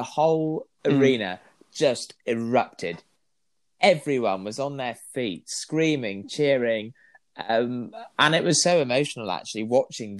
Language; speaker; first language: English; native; English